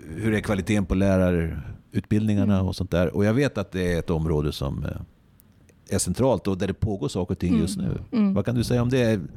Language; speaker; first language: Swedish; native; Swedish